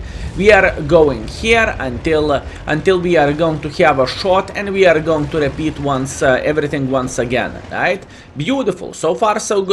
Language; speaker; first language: English; non-native, fluent; Lithuanian